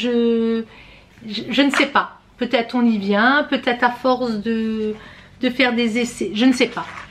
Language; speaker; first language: French; native; French